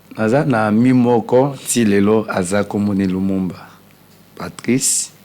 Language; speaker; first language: Lingala; non-native, local second language; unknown